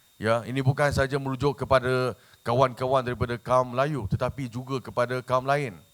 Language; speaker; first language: Malay; non-native, local second language; Chinese